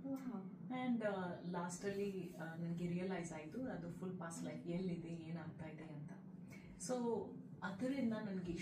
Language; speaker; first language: Kannada; non-native, local second language; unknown